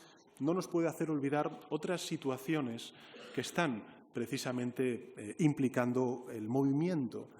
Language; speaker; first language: Spanish; native; Spanish